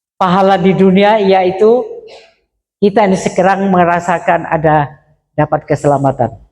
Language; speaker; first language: Indonesian; non-native, local second language; Madurese